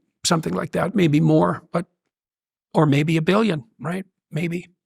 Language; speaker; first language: English; native; English